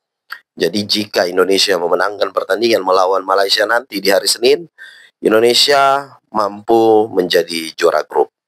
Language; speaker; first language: Indonesian; native; Indonesian